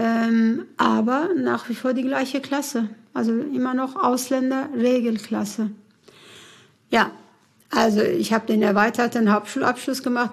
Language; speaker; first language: German; early bilingual, other home language; Turkish